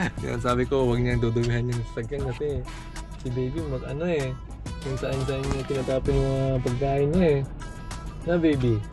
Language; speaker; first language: Filipino; native; Filipino